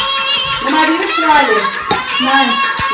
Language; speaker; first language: English; non-native, learner; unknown